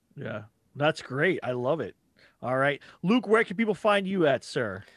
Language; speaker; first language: English; native; English